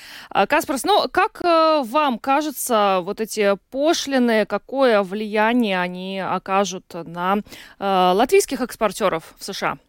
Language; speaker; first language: Russian; native; Russian